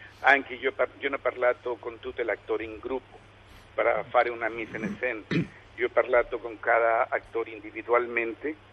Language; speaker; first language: Italian; non-native, learner; Spanish